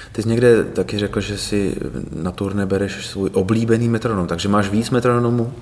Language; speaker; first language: Czech; native; Czech